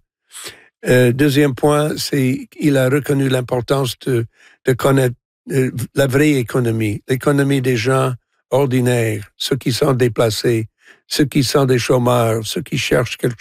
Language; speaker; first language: French; non-native, fluent; English